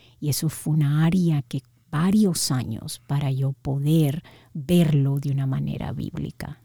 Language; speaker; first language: Spanish; native; Spanish